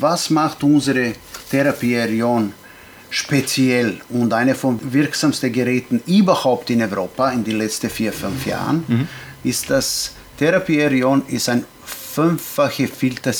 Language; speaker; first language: German; non-native, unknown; Serbian